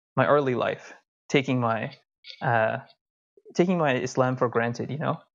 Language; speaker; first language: English; early bilingual, other home language; Hindi